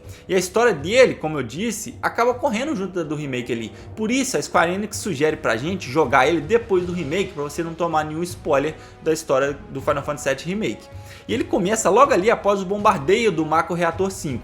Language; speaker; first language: Portuguese; native; Portuguese